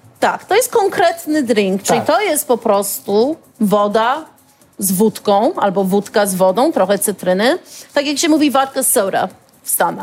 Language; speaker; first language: Polish; early bilingual, heritage; Polish